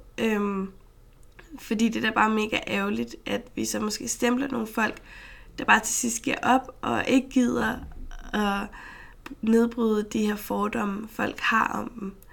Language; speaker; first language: Danish; native; Danish